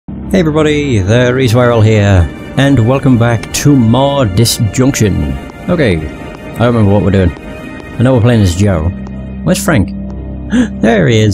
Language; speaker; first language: English; native; English